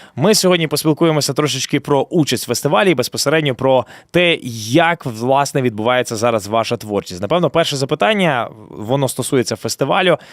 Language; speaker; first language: Ukrainian; native; Ukrainian